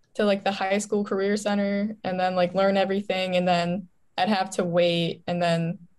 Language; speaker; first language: English; native; English